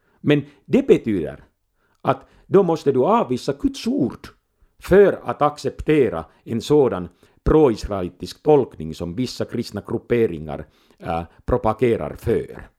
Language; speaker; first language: Swedish; non-native, local second language; Finnish